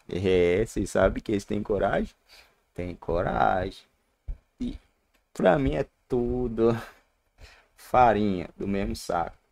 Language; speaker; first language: Portuguese; native; Portuguese